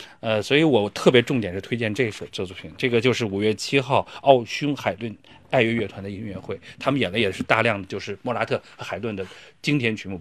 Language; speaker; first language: Chinese; native; Chinese